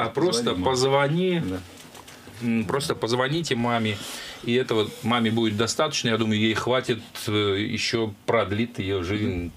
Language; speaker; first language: Russian; non-native, local second language; Azerbaijani